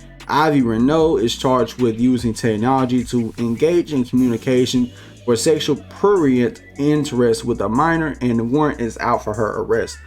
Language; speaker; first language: English; native; English